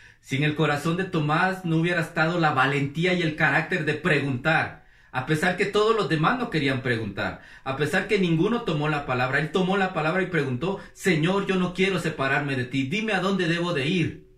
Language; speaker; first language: Spanish; native; Spanish